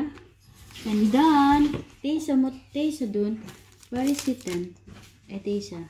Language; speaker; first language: Dutch; non-native, learner; Filipino